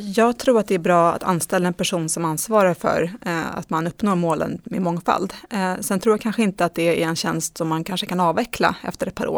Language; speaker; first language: Swedish; native; Swedish